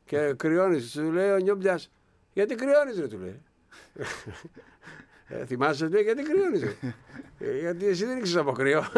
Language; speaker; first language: Greek; native; Greek